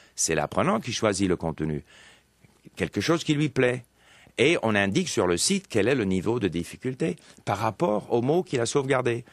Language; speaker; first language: French; non-native, local second language; English